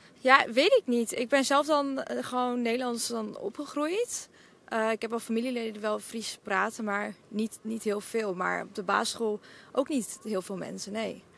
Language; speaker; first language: Dutch; native; Dutch